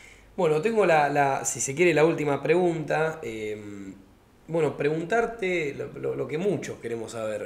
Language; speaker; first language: Spanish; native; Spanish